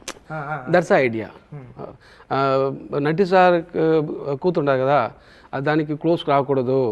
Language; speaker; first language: Telugu; non-native, learner; Tamil